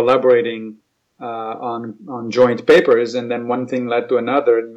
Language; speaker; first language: English; non-native, fluent; Italian